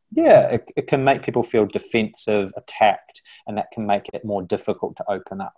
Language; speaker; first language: English; native; English